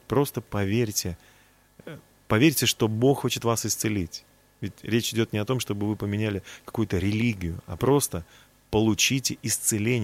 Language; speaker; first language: Russian; native; Russian